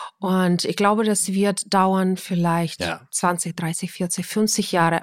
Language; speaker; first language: German; non-native, fluent; Ukrainian